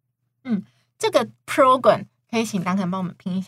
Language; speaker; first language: Chinese; native; Chinese